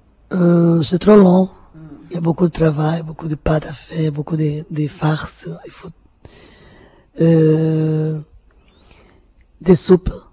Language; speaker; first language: French; non-native, fluent; Portuguese